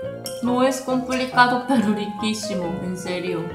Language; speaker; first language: Spanish; non-native, fluent; Korean